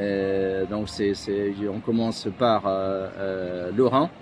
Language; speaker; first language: French; non-native, fluent; Arabic